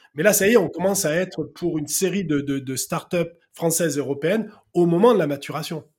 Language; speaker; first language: French; native; French